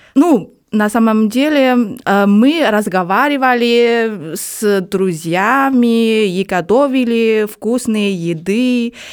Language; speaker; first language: Russian; non-native, learner; Chinese